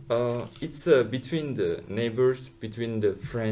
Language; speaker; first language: English; non-native, learner; Uzbek